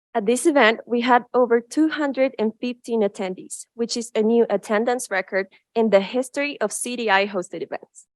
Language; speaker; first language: English; non-native, fluent; Spanish